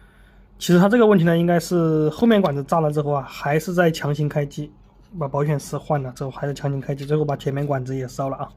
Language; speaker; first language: Chinese; native; Chinese